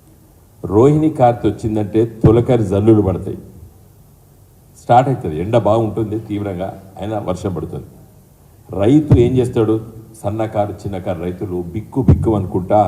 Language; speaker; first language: Telugu; native; Telugu